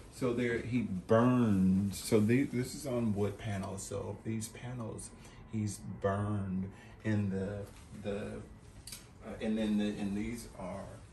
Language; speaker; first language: English; native; English